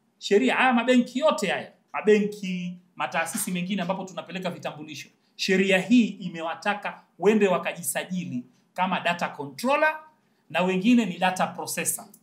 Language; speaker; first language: Swahili; native; Swahili